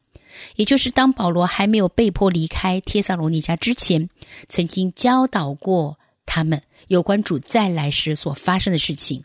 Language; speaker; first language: Chinese; native; Chinese